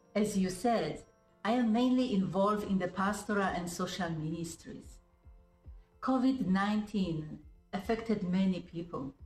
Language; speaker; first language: English; non-native, fluent; Indonesian